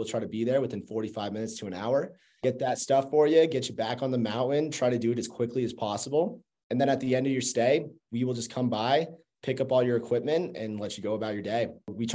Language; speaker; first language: English; native; English